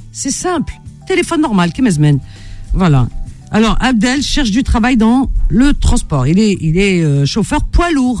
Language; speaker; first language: French; native; French